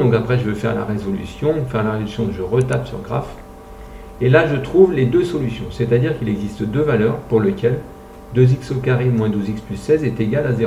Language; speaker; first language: French; native; French